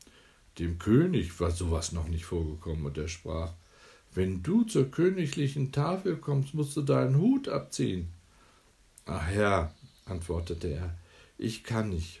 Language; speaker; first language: German; native; German